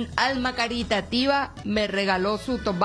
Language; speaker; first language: Spanish; native; Spanish